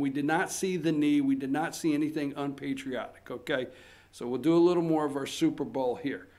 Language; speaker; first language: English; native; English